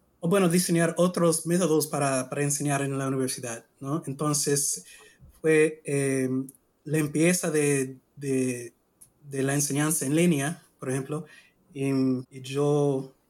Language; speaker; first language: Spanish; non-native, learner; English